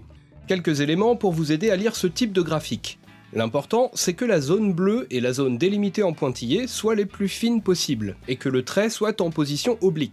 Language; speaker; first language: French; native; French